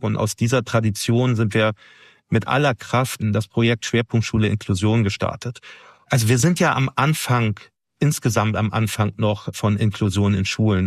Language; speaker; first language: German; native; German